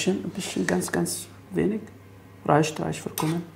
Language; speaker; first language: German; non-native, fluent; Arabic